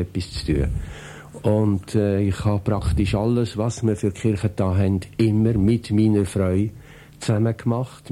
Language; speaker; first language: German; native; German